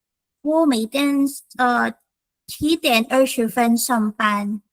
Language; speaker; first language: Chinese; non-native, learner; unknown